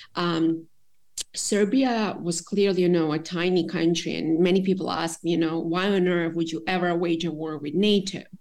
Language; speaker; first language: English; non-native, fluent; Serbian